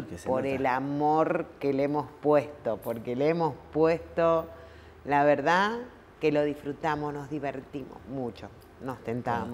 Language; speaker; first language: Spanish; native; Spanish